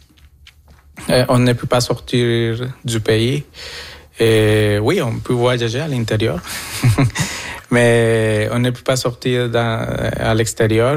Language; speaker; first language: French; non-native, fluent; Spanish